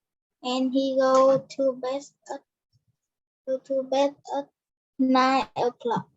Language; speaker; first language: English; non-native, learner; Vietnamese